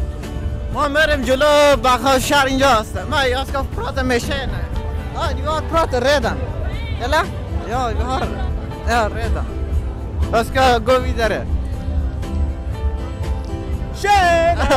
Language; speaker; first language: Swedish; non-native, learner; Persian